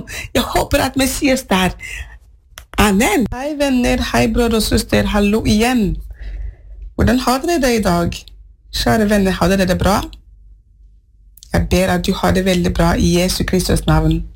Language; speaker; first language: Norwegian; non-native, fluent; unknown